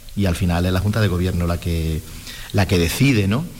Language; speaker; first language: Spanish; native; Spanish